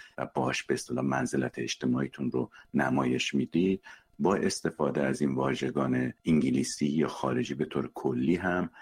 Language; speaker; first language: Persian; native; Persian